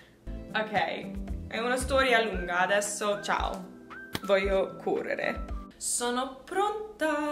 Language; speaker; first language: Italian; non-native, learner; English